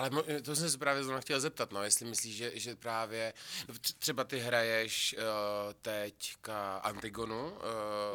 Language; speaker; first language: Czech; native; Czech